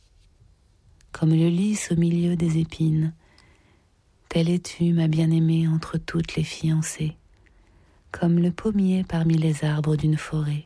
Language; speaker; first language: French; native; French